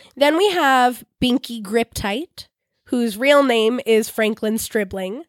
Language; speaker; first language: English; native; English